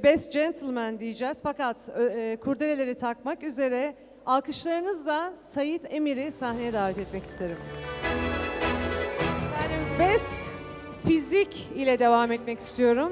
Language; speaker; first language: Turkish; native; Turkish